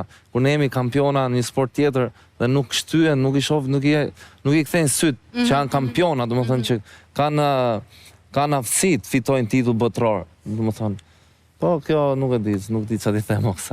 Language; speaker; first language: Albanian; native; Albanian